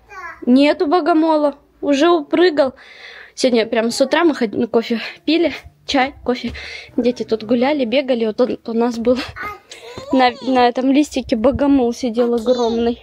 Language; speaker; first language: Russian; native; Russian